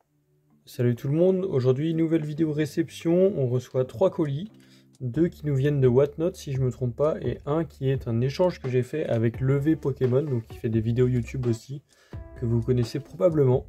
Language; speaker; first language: French; native; French